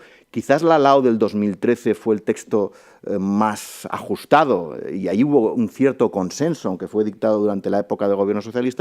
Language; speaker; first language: Spanish; native; Spanish